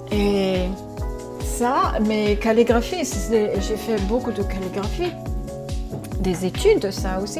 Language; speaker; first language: French; non-native, fluent; English